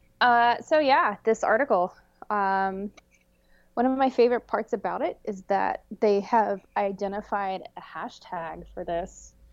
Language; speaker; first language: English; native; English